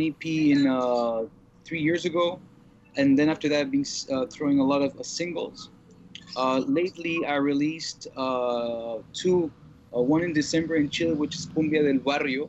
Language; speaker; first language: English; native; English